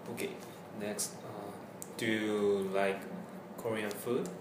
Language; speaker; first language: English; non-native, learner; Korean